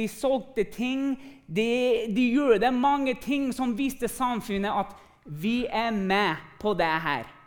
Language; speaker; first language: Norwegian; non-native, fluent; English